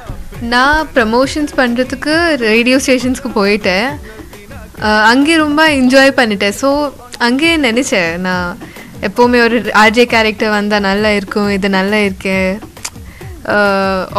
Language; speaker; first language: Tamil; non-native, learner; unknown